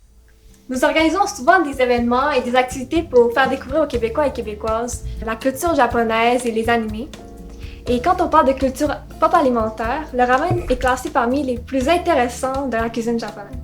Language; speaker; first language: French; native; French